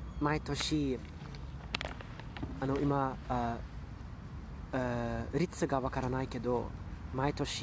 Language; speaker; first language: Japanese; non-native, learner; German